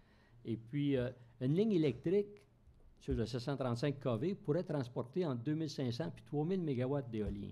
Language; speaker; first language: French; native; French